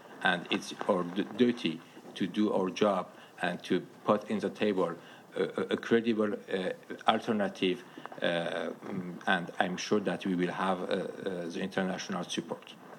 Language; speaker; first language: English; non-native, learner; Persian